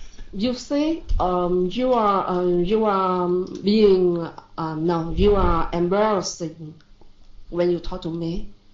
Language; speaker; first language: English; non-native, learner; Vietnamese